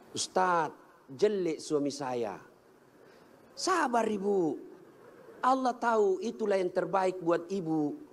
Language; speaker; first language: Indonesian; native; Indonesian